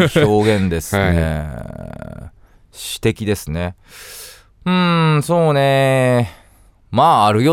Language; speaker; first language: Japanese; native; Japanese